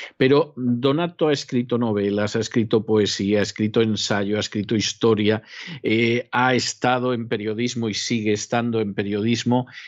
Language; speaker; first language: Spanish; native; Spanish